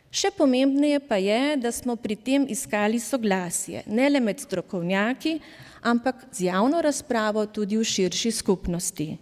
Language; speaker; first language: Slovenian; native; Slovenian